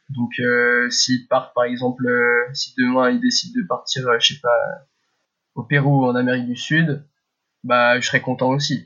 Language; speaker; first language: French; early bilingual, heritage; French